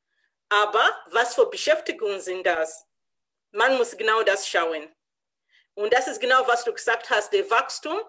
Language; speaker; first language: German; non-native, learner; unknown